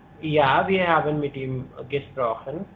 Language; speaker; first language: German; non-native, learner; Hindi